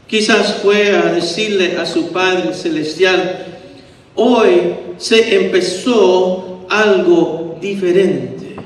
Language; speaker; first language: Spanish; early bilingual, heritage; Spanish